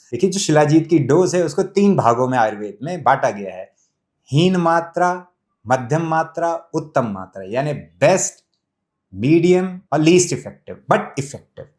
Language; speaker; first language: Hindi; native; Hindi